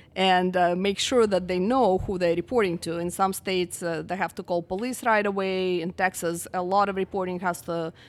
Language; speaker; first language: English; non-native, fluent; Russian